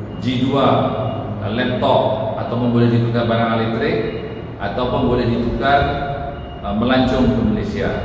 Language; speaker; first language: Malay; native; Malay